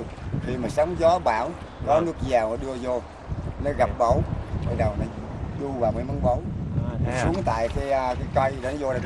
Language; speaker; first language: Vietnamese; native; Vietnamese